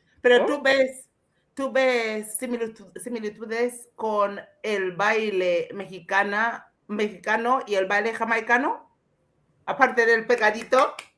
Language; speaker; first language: Spanish; non-native, fluent; English